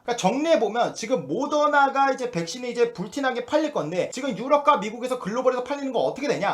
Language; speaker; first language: Korean; native; Korean